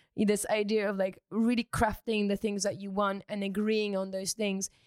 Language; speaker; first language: English; native; English